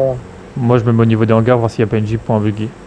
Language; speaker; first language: French; native; French